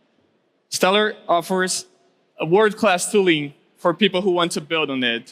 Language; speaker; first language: English; non-native, local second language; Portuguese